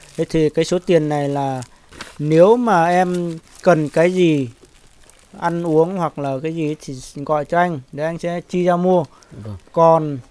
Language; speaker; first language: Vietnamese; non-native, local second language; Hmong